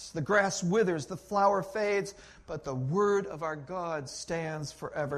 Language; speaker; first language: English; native; English